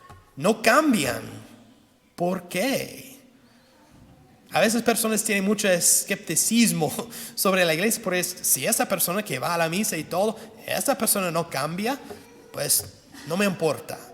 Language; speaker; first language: Spanish; non-native, fluent; English